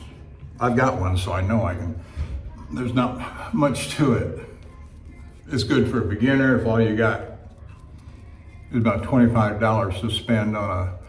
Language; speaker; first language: English; native; English